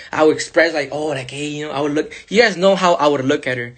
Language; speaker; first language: English; early bilingual, other home language; Spanish